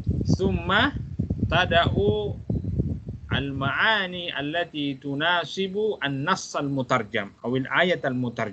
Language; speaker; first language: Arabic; non-native, fluent; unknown